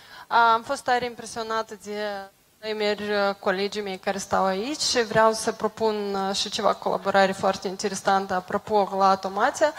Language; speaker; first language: Romanian; non-native, local second language; Russian